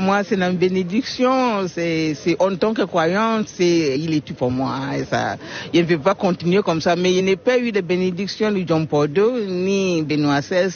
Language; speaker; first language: French; non-native, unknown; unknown